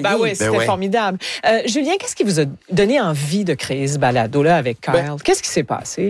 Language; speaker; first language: French; native; French